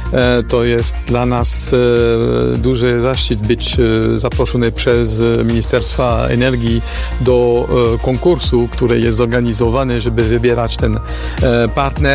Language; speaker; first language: Polish; non-native, fluent; French